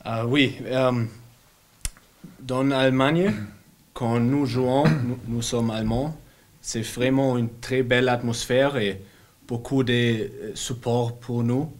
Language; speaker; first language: French; non-native, learner; German